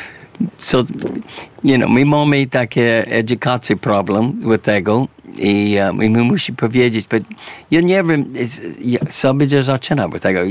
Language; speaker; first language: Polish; early bilingual, heritage; English